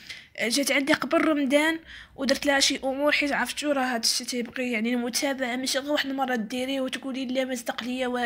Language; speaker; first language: Arabic; native; Arabic